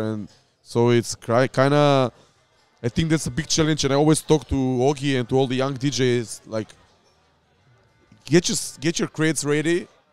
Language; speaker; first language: English; non-native, fluent; Macedonian